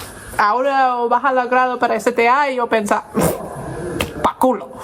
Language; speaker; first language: Spanish; non-native, learner; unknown